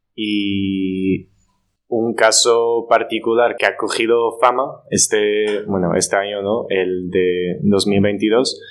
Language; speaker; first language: Spanish; non-native, fluent; Dutch